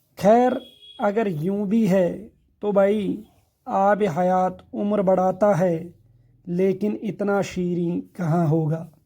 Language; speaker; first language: Urdu; non-native, local second language; Kashmiri